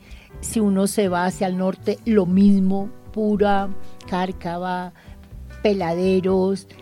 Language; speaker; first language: Spanish; native; Spanish